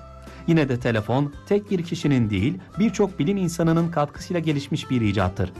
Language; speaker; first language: Turkish; native; Turkish